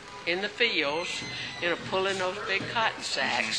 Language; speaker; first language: English; native; English